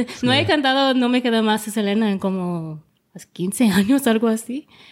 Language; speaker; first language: Spanish; non-native, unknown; English